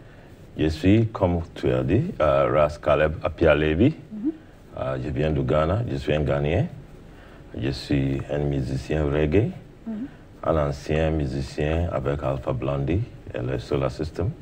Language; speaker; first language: French; non-native, learner; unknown